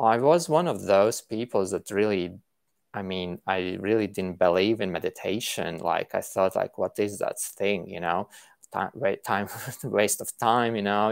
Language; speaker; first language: English; non-native, fluent; Latvian